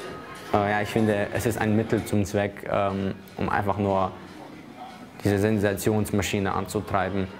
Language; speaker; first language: German; early bilingual, other home language; Chechen